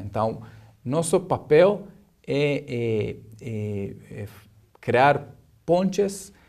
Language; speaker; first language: Portuguese; non-native, learner; Hebrew